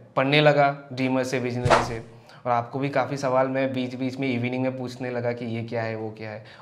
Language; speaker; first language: Hindi; non-native, local second language; Assamese